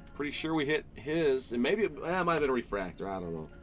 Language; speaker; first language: English; native; English